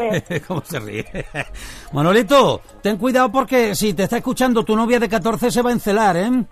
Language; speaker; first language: Spanish; native; Spanish